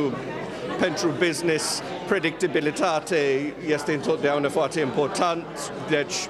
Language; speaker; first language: Romanian; non-native, fluent; English